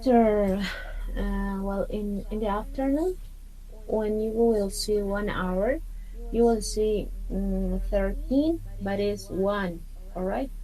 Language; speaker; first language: English; non-native, fluent; Spanish